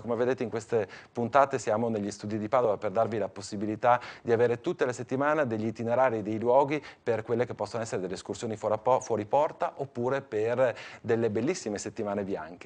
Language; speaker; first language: Italian; native; Italian